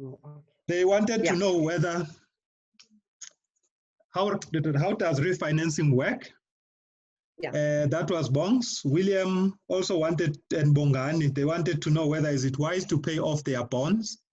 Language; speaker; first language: English; non-native, local second language; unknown